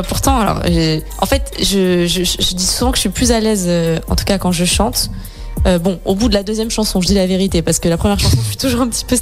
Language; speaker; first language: French; native; French